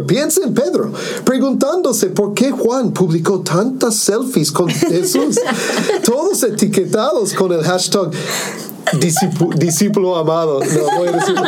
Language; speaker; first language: Spanish; non-native, fluent; English